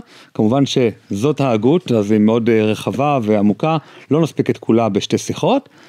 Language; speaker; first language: Hebrew; native; Hebrew